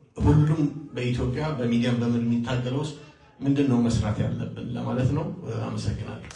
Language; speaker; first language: Amharic; non-native, local second language; Tigrinya